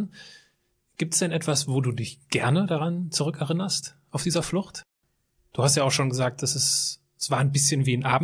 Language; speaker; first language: German; native; German